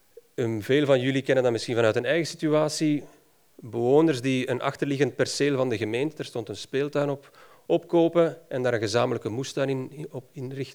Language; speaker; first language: Dutch; native; Dutch